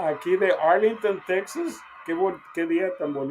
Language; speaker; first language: Spanish; non-native, learner; English